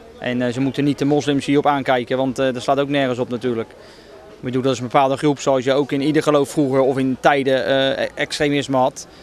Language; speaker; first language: Dutch; native; Dutch